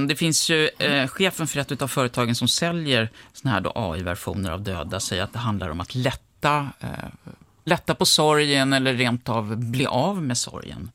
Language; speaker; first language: Swedish; native; Swedish